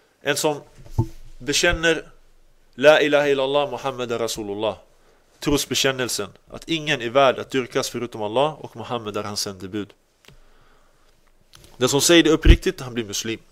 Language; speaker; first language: Swedish; early bilingual, other home language; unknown